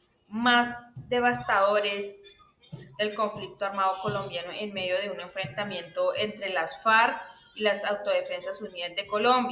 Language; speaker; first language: Spanish; native; Spanish